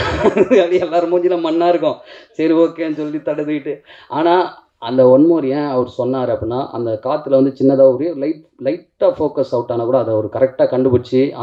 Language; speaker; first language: Tamil; native; Tamil